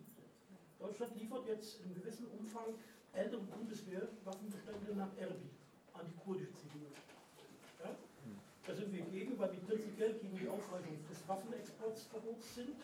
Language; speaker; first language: German; native; German